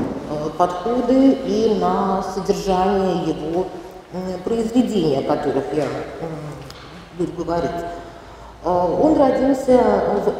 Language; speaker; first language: Russian; native; Russian